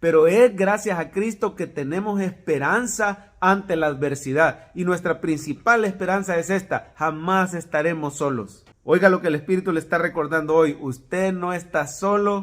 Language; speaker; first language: Spanish; native; Spanish